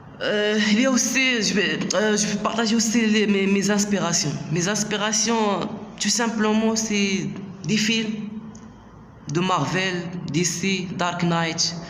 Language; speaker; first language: French; non-native, local second language; Arabic